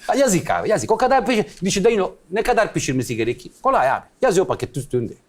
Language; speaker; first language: Turkish; non-native, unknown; Italian